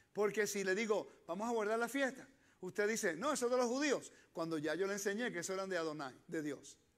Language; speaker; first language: Spanish; early bilingual, heritage; Spanish